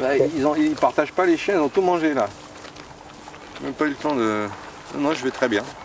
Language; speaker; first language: French; native; French